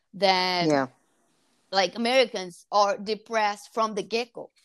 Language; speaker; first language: English; non-native, fluent; Portuguese